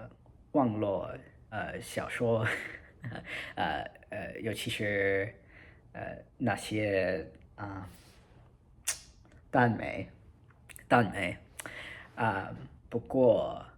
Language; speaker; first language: Chinese; non-native, learner; English